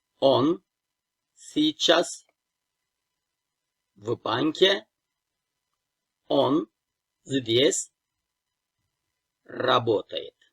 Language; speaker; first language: Russian; non-native, fluent; Turkish